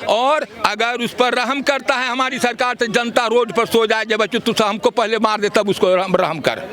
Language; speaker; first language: Hindi; native; Hindi